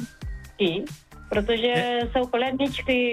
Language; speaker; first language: Czech; non-native, learner; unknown